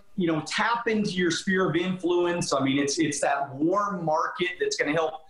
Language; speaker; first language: English; native; English